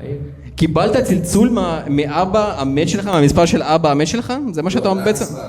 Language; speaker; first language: Hebrew; native; Hebrew